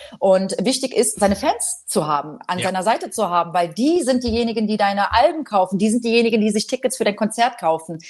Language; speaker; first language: German; early bilingual, other home language; Polish